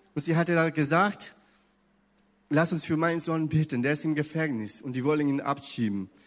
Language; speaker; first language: German; non-native, fluent; Spanish